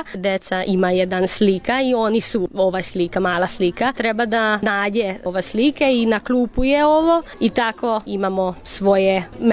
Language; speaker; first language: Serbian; non-native, local second language; Hungarian